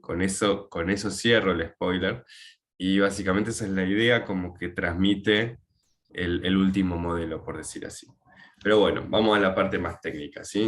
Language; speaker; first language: Spanish; native; Spanish